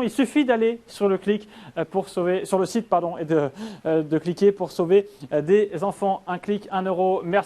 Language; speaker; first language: French; native; French